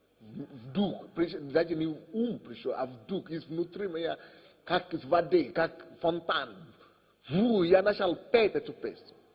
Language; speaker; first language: Russian; non-native, fluent; Yoruba